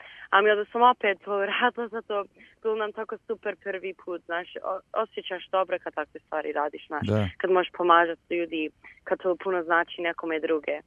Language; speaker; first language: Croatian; early bilingual, heritage; Bosnian